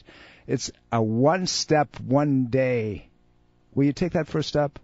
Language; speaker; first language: English; native; English